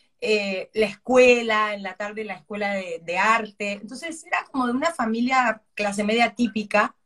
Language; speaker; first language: Spanish; native; Spanish